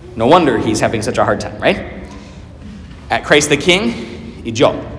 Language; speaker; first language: English; native; English